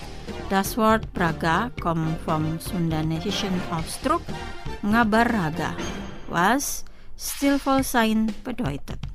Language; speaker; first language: German; non-native, fluent; Indonesian